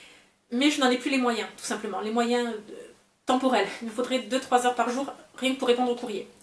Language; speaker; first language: French; native; French